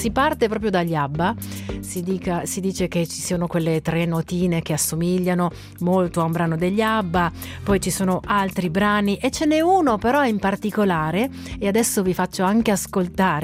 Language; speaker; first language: Italian; native; Italian